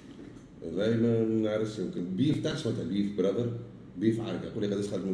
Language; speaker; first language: Arabic; native; Arabic